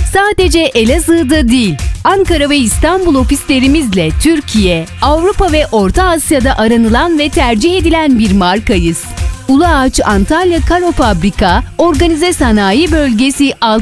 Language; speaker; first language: Turkish; native; Turkish